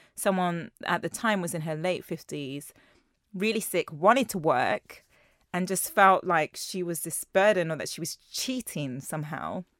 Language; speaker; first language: English; native; English